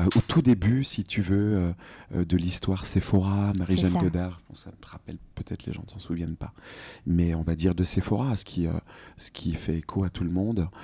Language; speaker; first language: French; native; French